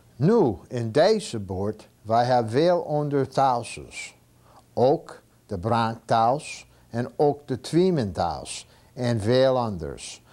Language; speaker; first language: Dutch; non-native, learner; English